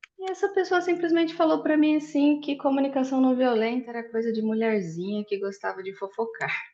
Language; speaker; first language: Portuguese; native; Portuguese